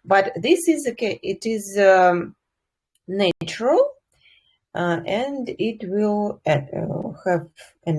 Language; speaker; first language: English; non-native, fluent; Russian